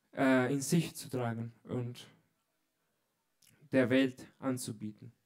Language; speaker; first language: German; non-native, fluent; Italian